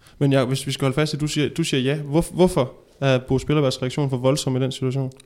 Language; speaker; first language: Danish; native; Danish